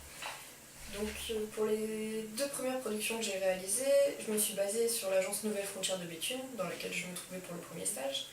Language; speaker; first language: French; native; French